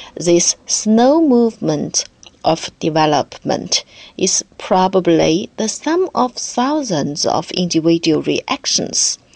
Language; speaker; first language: English; non-native, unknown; Chinese